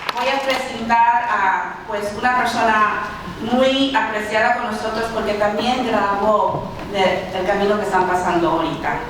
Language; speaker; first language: Spanish; early bilingual, heritage; Spanish